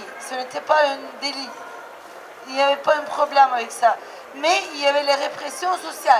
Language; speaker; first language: French; non-native, fluent; Turkish